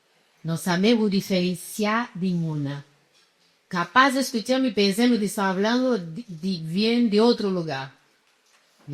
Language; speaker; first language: Spanish; non-native, fluent; Portuguese